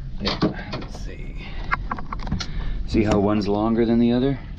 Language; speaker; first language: English; native; English